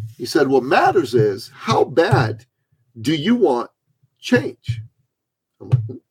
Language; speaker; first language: English; early bilingual, other home language; Persian